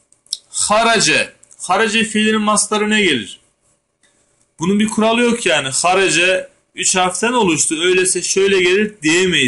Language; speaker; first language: Turkish; native; Turkish